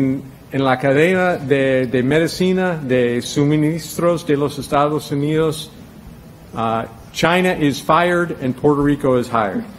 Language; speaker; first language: Spanish; non-native, fluent; English